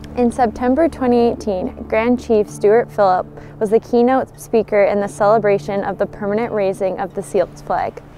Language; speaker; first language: English; native; English